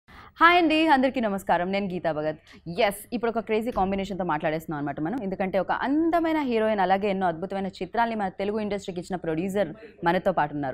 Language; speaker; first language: Telugu; native; Telugu